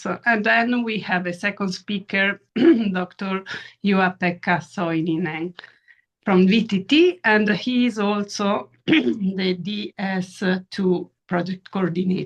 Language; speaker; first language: English; non-native, fluent; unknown